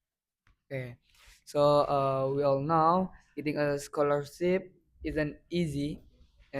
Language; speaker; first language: English; non-native, learner; Indonesian